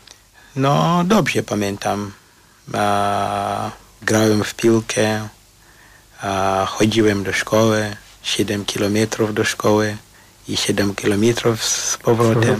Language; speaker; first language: Polish; non-native, fluent; Shona